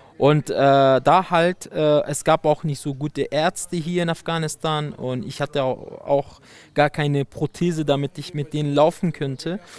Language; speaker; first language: German; non-native, fluent; Persian